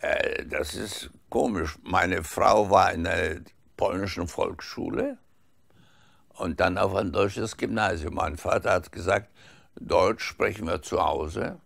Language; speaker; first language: German; early bilingual, heritage; German